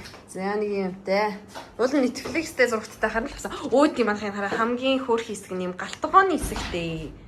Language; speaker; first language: Mongolian; native; Mongolian